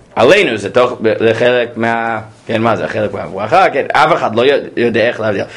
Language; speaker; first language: Hebrew; non-native, fluent; English